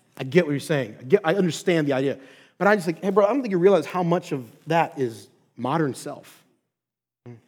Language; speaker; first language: English; native; English